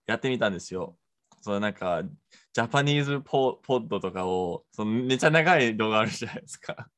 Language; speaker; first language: Japanese; non-native, fluent; English